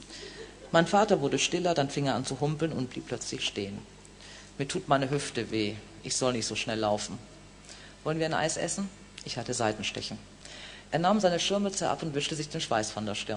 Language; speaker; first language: German; native; German